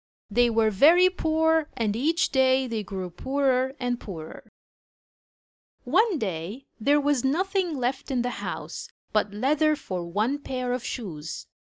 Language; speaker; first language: English; non-native, fluent; Arabic